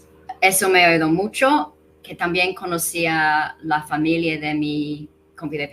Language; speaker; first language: Spanish; non-native, fluent; English